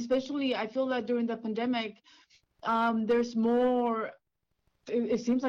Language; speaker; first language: English; early bilingual, other home language; Spanish